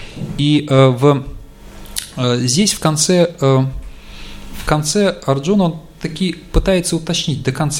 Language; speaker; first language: Russian; native; Russian